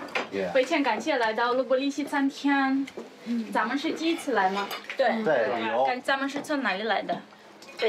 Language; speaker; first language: Chinese; non-native, fluent; Russian